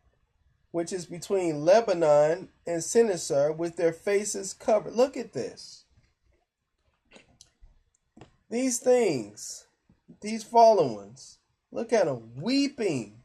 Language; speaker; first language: English; native; English